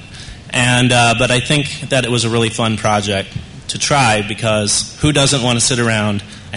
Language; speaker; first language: English; native; English